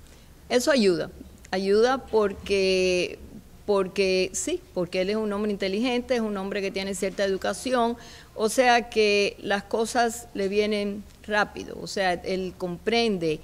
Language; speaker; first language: Spanish; native; Spanish